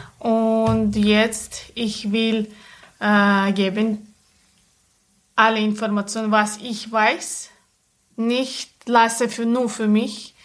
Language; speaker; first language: German; non-native, learner; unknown